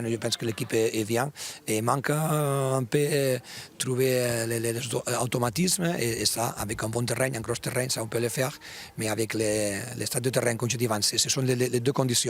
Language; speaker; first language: French; non-native, fluent; Spanish